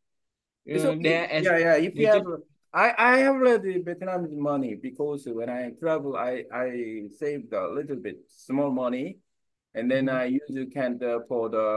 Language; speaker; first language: English; non-native, learner; Korean